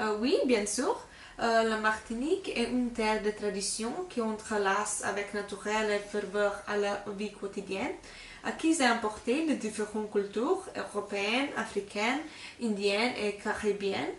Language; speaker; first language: French; non-native, learner; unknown